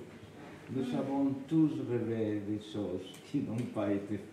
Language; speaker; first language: French; non-native, fluent; Spanish